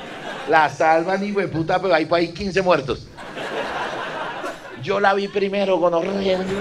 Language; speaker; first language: Spanish; native; Spanish